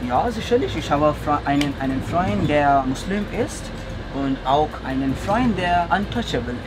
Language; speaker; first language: German; non-native, fluent; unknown